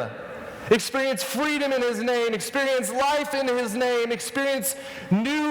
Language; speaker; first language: English; native; English